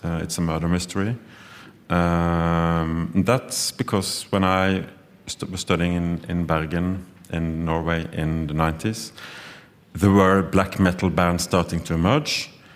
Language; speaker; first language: English; non-native, fluent; Norwegian